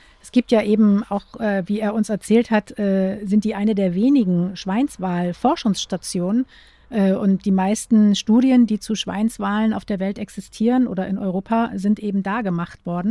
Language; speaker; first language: German; native; German